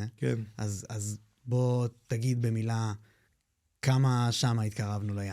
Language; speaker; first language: Hebrew; native; Hebrew